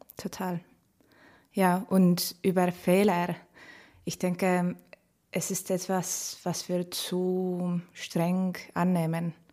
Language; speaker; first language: German; non-native, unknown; Estonian